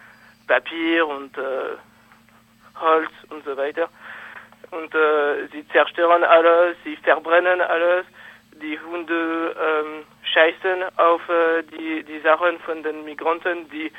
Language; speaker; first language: German; non-native, fluent; French